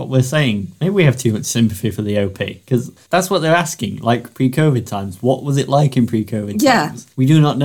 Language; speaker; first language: English; native; English